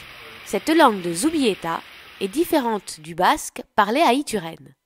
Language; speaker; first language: French; native; French